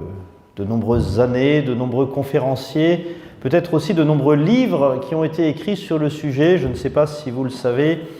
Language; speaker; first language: French; native; French